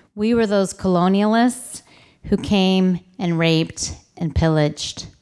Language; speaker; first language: English; early bilingual, other home language; Spanish